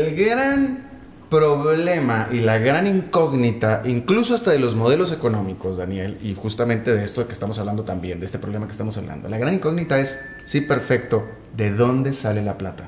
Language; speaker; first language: Spanish; native; Spanish